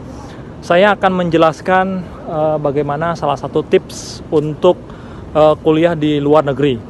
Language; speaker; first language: Indonesian; non-native, local second language; Sundanese